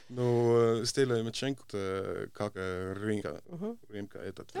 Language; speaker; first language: Russian; non-native, local second language; Estonian